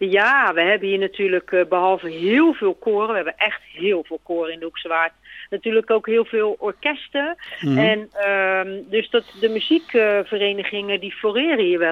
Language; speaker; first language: Dutch; native; Dutch